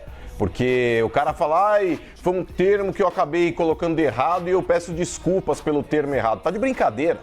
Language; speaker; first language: Portuguese; native; Portuguese